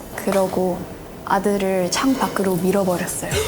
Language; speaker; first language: Korean; non-native, fluent; Chinese